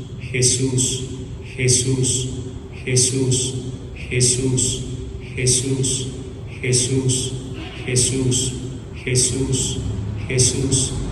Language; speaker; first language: Spanish; native; Spanish